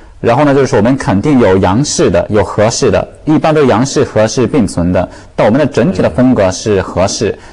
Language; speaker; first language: Chinese; non-native, fluent; Japanese